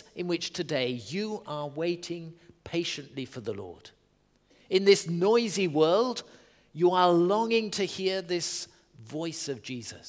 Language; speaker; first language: English; native; English